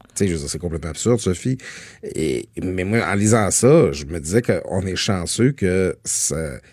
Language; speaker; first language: French; native; French